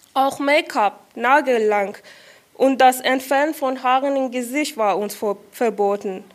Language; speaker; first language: German; non-native, fluent; Persian